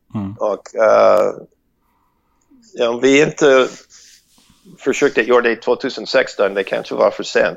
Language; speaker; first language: Swedish; non-native, fluent; English